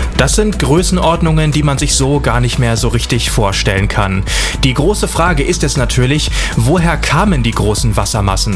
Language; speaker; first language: German; native; German